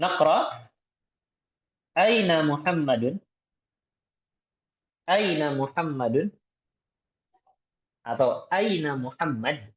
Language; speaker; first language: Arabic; non-native, fluent; Indonesian